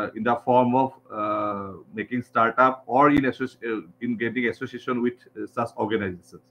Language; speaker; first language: English; non-native, local second language; Assamese